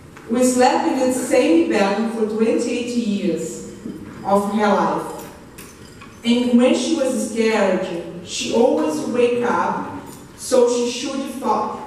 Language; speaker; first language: English; non-native, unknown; Portuguese